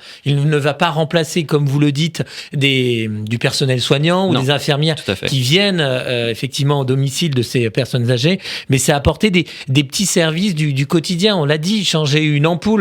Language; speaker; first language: French; native; French